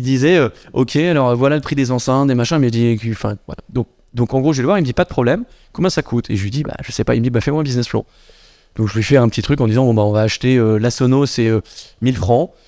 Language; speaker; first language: French; native; French